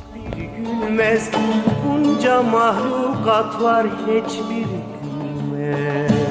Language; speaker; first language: Turkish; native; Turkish